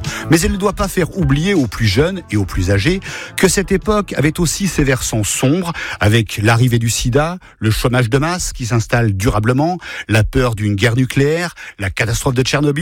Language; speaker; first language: French; native; French